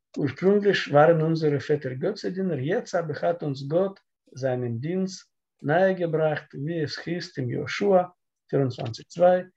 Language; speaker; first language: German; non-native, learner; Russian